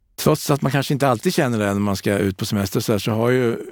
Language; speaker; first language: Swedish; native; Swedish